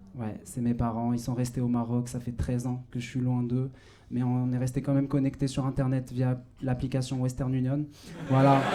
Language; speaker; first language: French; non-native, local second language; Arabic